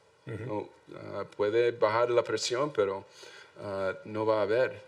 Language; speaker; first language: Spanish; non-native, learner; English